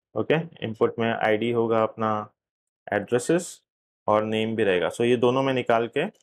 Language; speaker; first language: Hindi; native; Hindi